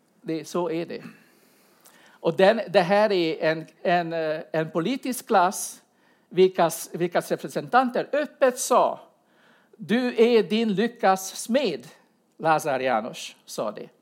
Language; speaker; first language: Swedish; non-native, fluent; Hungarian